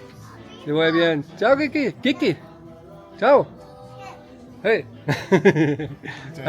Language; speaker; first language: Spanish; non-native, learner; Portuguese